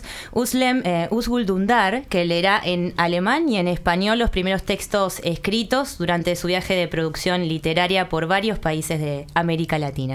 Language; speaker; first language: Spanish; native; Spanish